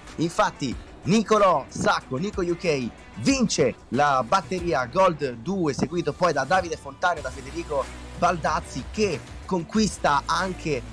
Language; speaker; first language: Italian; native; Italian